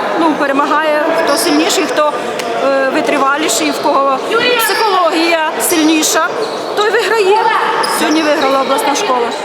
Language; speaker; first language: Ukrainian; native; Ukrainian